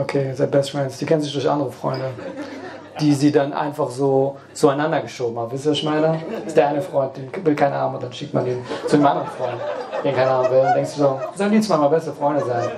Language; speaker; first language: German; native; German